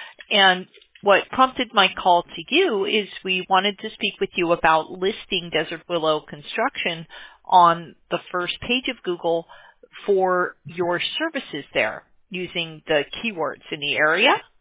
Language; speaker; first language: English; native; English